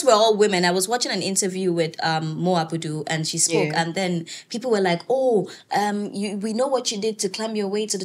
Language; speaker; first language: English; native; English